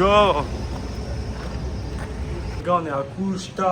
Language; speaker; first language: French; native; French